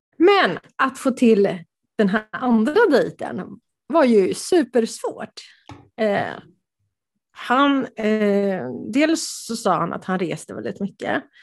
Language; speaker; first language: Swedish; early bilingual, other home language; Polish